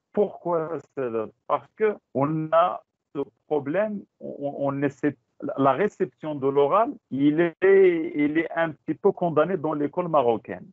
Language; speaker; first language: French; non-native, local second language; Tachelhit